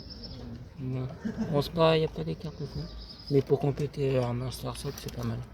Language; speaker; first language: French; native; French